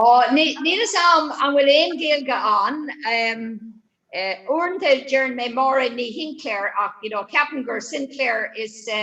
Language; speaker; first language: Irish; non-native, learner; English